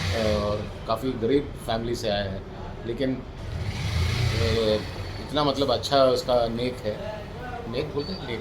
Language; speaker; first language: Hindi; non-native, local second language; Malayalam